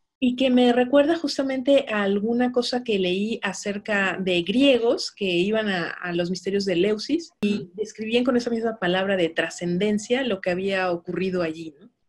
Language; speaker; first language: Spanish; native; Spanish